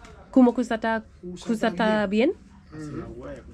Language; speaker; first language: Spanish; non-native, learner; English